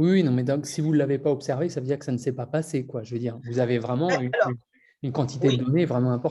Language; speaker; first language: French; native; French